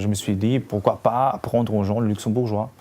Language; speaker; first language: French; non-native, local second language; Luxembourgish